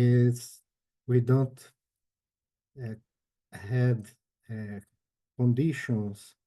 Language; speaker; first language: English; non-native, learner; Portuguese